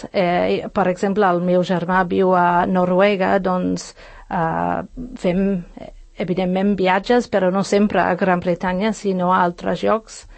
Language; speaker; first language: Catalan; non-native, fluent; English